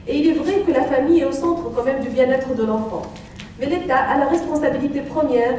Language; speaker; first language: French; non-native, local second language; Arabic